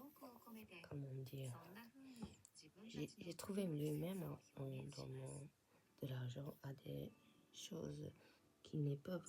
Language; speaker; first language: French; non-native, fluent; Japanese